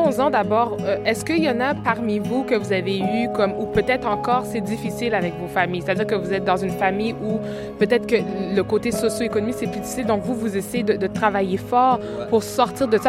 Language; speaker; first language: French; native; French